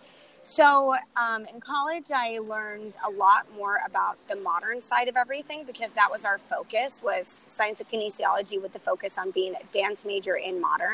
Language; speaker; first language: English; native; English